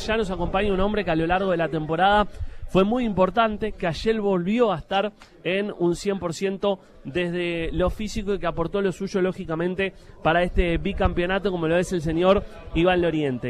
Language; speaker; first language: Spanish; native; Spanish